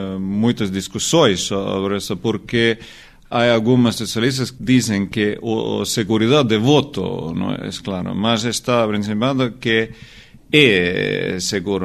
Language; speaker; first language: Portuguese; non-native, learner; Estonian